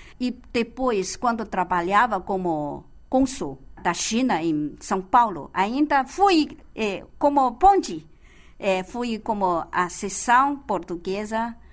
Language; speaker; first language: Portuguese; non-native, fluent; Chinese